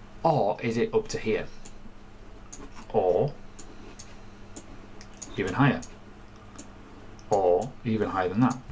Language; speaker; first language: English; native; English